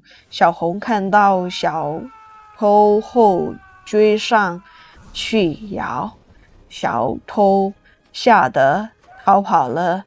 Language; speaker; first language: Chinese; non-native, fluent; Burmese